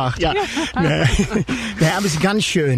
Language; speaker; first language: German; non-native, learner; Dutch